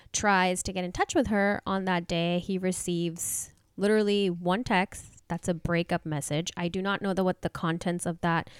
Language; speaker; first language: English; non-native, local second language; Hindi